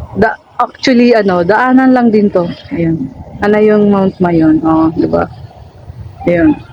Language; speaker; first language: Filipino; non-native, local second language; Bikol